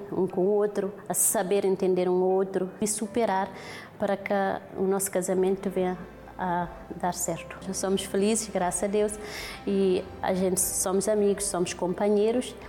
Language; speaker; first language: Portuguese; non-native, local second language; Kabuverdianu